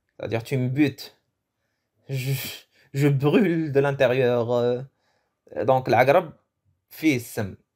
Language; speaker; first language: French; early bilingual, other home language; Arabic